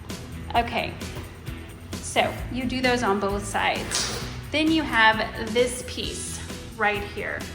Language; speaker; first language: English; native; English